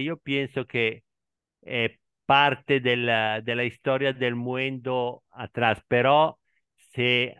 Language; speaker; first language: Spanish; non-native, learner; Italian